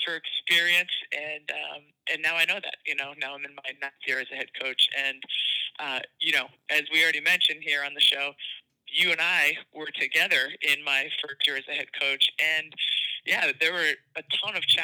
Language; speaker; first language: English; native; English